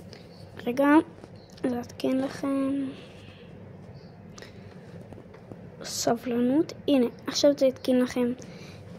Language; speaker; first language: Hebrew; native; Hebrew